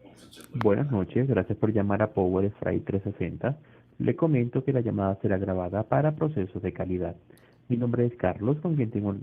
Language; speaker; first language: Spanish; native; Spanish